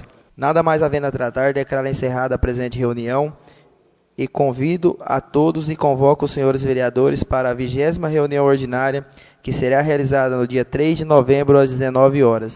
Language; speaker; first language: Portuguese; native; Portuguese